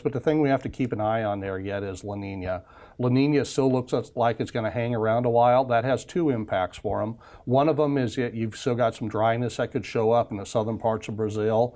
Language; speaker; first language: English; native; English